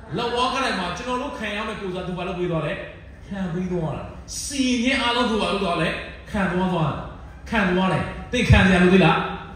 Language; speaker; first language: Burmese; non-native, local second language; S'gaw Karen